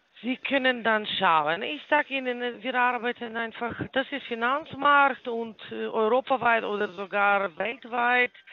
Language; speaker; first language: German; non-native, fluent; Ukrainian